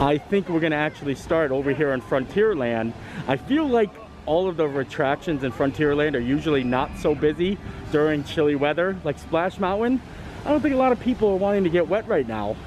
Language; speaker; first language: English; native; English